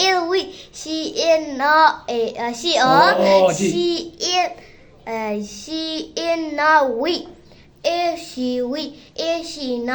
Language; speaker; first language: English; non-native, learner; Burmese